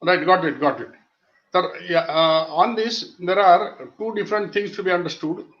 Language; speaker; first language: English; non-native, local second language; Marathi